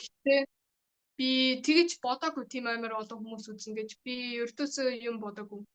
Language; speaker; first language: Mongolian; early bilingual, heritage; Mongolian